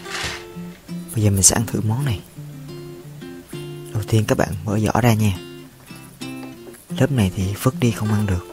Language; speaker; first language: Vietnamese; native; Vietnamese